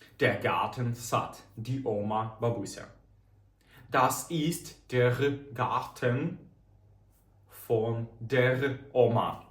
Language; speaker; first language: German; non-native, fluent; Ukrainian